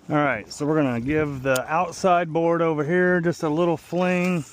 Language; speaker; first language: English; native; English